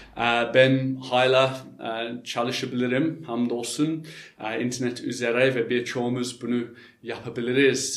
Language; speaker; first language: Turkish; non-native, fluent; English